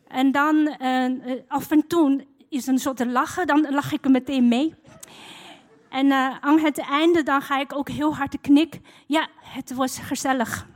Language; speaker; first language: Dutch; non-native, fluent; Chinese